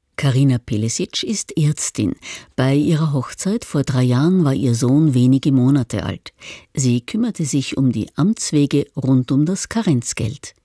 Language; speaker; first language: German; native; German